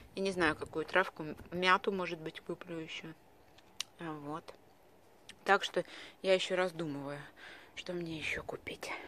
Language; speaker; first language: Russian; native; Russian